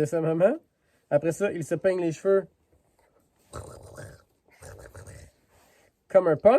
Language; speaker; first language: French; native; French